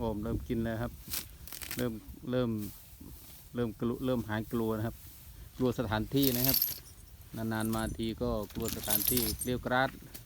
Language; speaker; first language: Thai; non-native, local second language; Northern Khmer